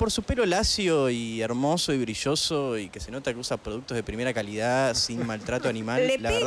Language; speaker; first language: Spanish; native; Spanish